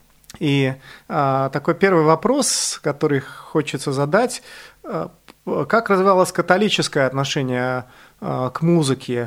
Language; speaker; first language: Russian; native; Russian